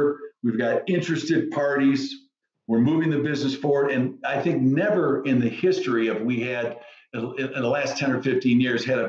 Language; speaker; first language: English; native; English